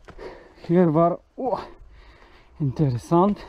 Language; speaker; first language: German; non-native, learner; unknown